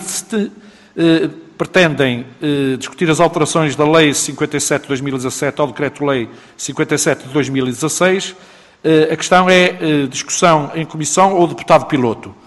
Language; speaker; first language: Portuguese; native; Portuguese